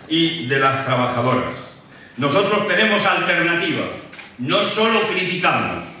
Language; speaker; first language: Spanish; native; Spanish